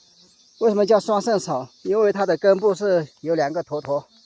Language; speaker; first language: Chinese; native; Chinese